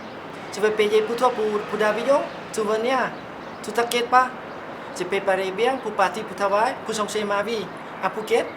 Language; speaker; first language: French; non-native, learner; Thai